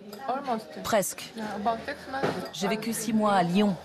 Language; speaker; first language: French; non-native, fluent; Korean